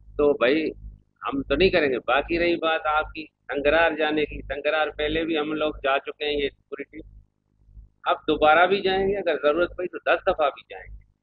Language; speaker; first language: Urdu; non-native, local second language; Sindhi